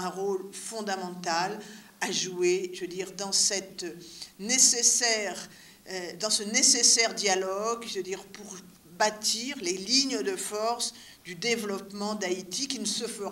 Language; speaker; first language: French; native; French